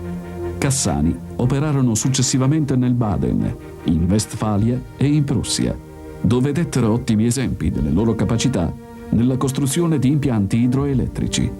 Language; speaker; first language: Italian; native; Italian